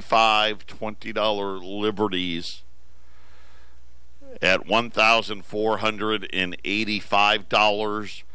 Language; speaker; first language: English; native; English